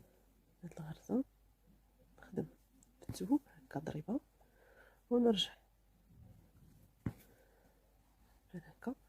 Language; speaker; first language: Arabic; native; Arabic